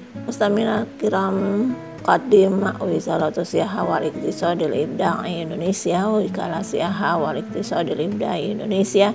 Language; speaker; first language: Arabic; non-native, fluent; Indonesian